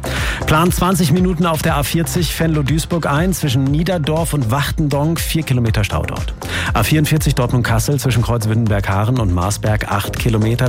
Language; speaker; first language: German; native; German